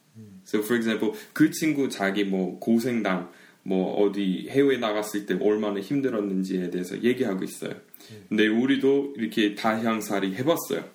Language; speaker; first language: Korean; early bilingual, heritage; Korean